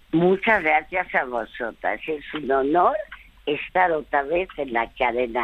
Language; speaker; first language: Spanish; early bilingual, other home language; French